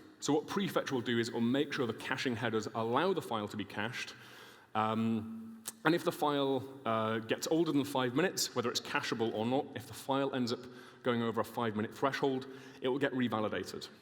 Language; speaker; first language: English; native; English